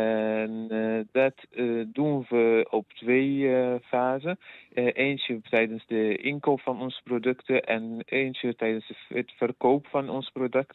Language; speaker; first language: Dutch; non-native, fluent; Arabic